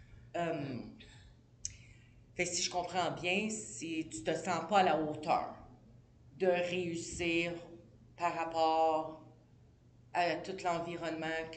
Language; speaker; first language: French; native; French